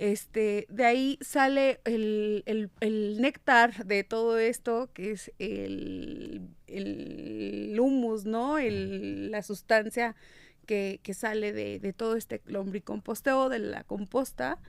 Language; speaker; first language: Spanish; native; Spanish